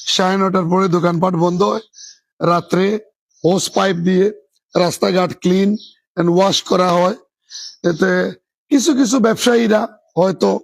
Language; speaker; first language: Bangla; native; Bangla